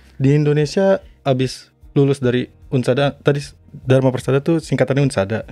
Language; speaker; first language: Indonesian; native; Indonesian